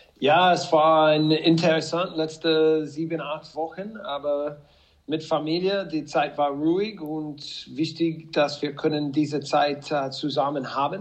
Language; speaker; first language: German; non-native, fluent; English